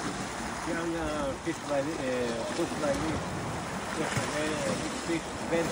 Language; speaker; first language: English; non-native, learner; Greek